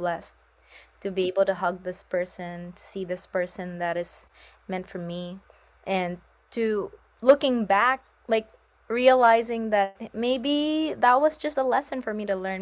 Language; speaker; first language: English; non-native, local second language; Filipino